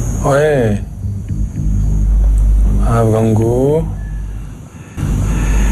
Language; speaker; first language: Indonesian; non-native, fluent; English